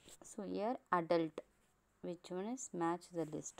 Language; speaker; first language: English; non-native, local second language; Tamil